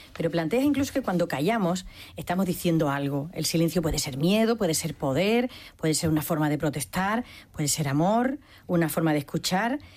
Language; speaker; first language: Spanish; native; Spanish